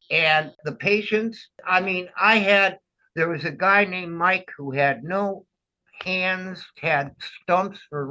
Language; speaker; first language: English; native; English